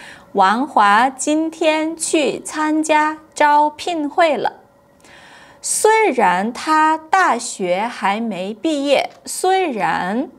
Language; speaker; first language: Chinese; non-native, fluent; Portuguese